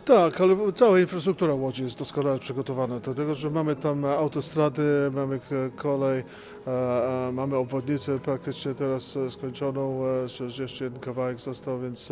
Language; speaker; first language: Polish; early bilingual, heritage; Polish